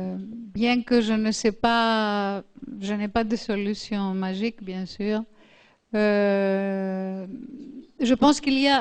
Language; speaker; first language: French; non-native, fluent; Greek